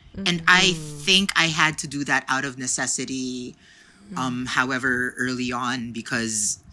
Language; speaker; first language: English; non-native, local second language; Filipino